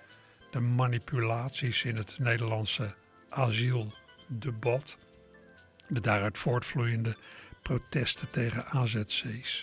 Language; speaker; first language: Dutch; native; Dutch